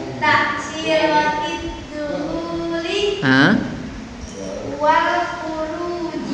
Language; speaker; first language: Arabic; non-native, learner; Indonesian